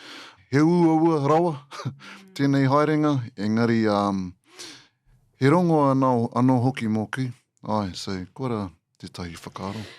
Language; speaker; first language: Māori; non-native, local second language; English